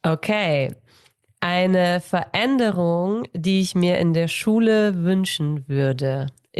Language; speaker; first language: German; native; German